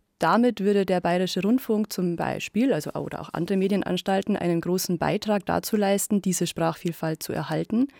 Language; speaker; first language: German; native; German